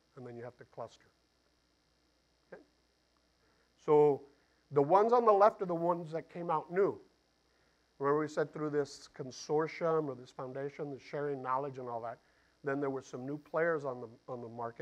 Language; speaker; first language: English; early bilingual, other home language; Spanish